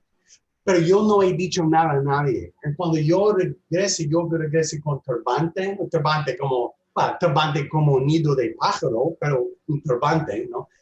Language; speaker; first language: Spanish; non-native, learner; English